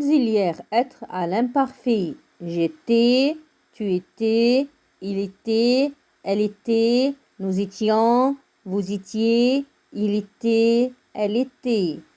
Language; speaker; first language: French; non-native, fluent; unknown